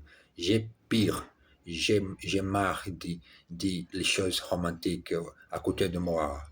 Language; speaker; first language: French; non-native, learner; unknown